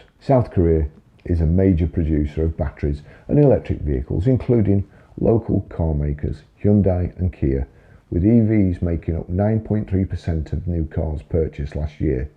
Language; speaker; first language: English; native; English